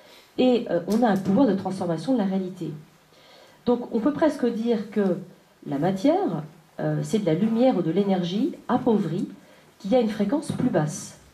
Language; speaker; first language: French; native; French